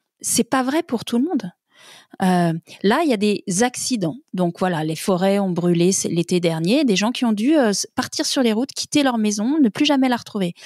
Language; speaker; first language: French; native; French